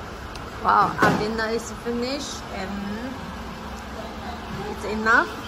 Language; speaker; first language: English; non-native, learner; Chinese